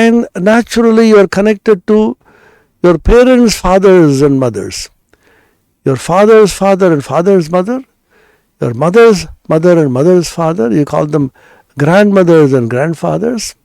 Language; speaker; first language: English; non-native, local second language; Bangla